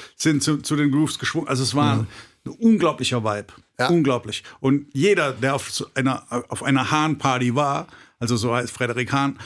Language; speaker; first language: German; native; German